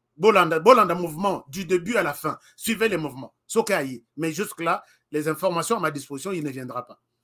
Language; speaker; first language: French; non-native, local second language; Lingala